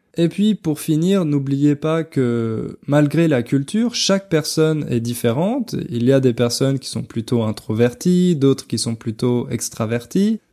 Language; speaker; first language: French; native; French